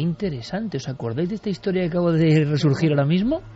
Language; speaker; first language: Spanish; native; Spanish